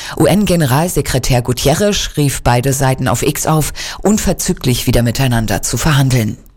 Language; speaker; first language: German; native; German